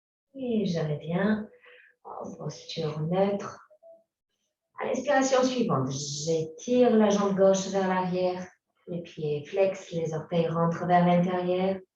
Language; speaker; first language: French; native; French